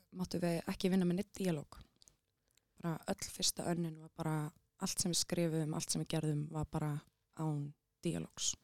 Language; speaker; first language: Icelandic; native; Icelandic